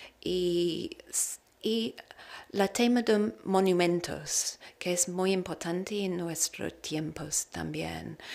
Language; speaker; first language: Spanish; non-native, learner; English